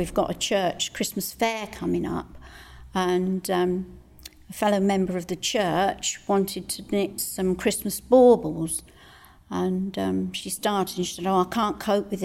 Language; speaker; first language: English; native; English